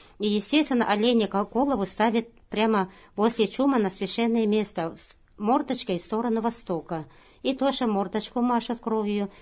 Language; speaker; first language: Russian; non-native, local second language; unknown